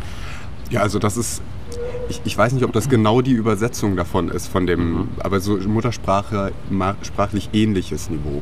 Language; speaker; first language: German; native; German